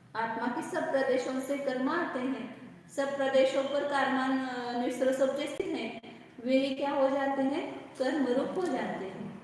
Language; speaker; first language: Hindi; non-native, local second language; Marathi